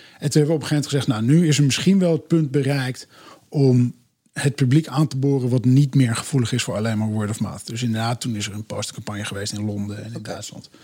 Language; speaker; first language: Dutch; native; Dutch